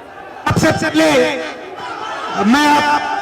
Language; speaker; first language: Hindi; native; Hindi